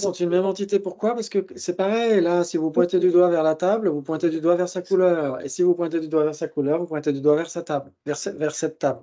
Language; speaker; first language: French; native; French